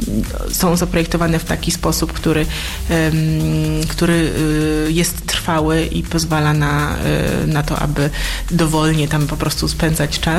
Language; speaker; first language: Polish; native; Polish